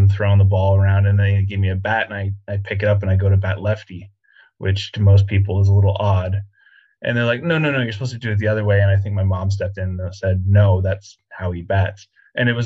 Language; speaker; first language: English; native; English